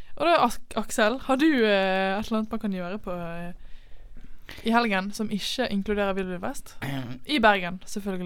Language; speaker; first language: Norwegian; native; Norwegian